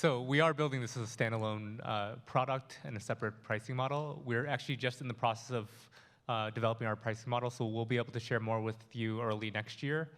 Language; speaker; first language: English; native; English